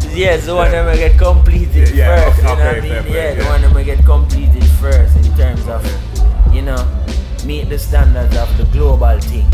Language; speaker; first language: English; non-native, fluent; Italian